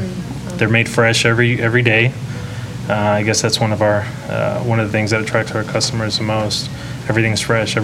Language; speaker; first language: English; non-native, fluent; Spanish